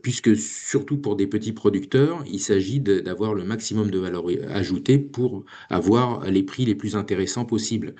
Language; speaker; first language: French; native; French